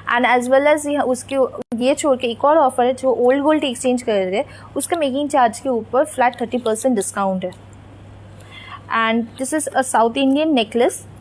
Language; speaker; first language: Hindi; non-native, local second language; Bangla